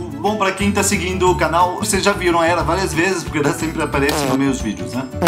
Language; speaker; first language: Portuguese; non-native, fluent; French